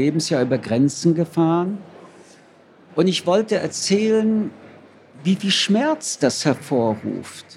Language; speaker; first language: German; early bilingual, other home language; French